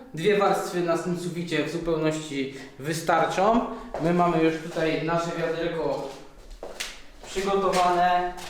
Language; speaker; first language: Polish; native; Polish